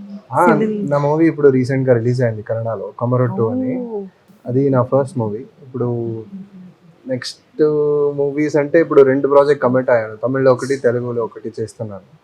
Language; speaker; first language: Telugu; non-native, fluent; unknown